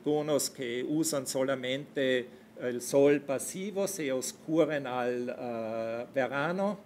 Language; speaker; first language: Spanish; non-native, fluent; German